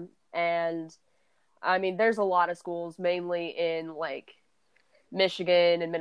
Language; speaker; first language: English; native; English